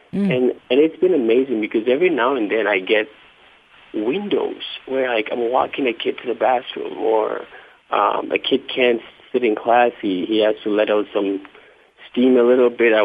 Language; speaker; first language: English; non-native, local second language; Akan